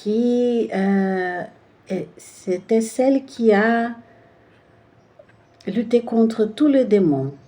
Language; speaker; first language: French; non-native, fluent; Portuguese